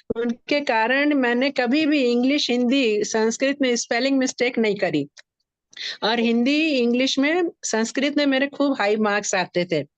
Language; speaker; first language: Hindi; native; Hindi